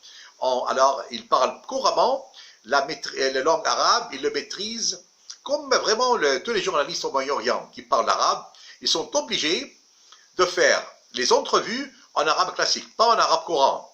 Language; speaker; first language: French; non-native, local second language; Arabic